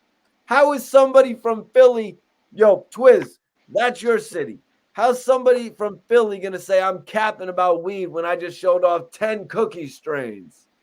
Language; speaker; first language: English; native; English